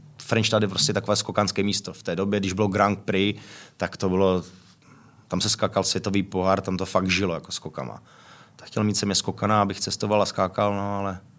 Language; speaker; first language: Czech; native; Czech